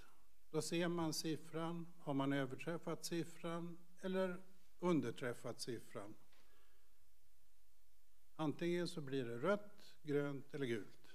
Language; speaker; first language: Swedish; native; Swedish